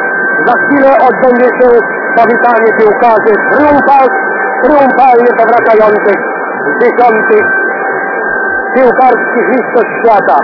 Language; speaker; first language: Polish; native; Polish